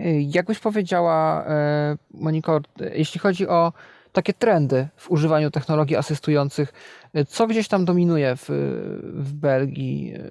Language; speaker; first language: Polish; native; Polish